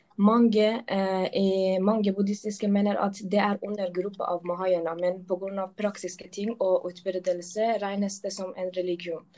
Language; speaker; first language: Norwegian; non-native, local second language; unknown